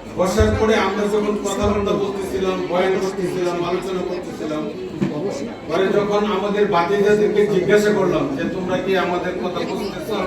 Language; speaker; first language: Bangla; native; Bangla